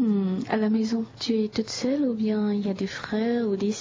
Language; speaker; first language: French; non-native, local second language; Sango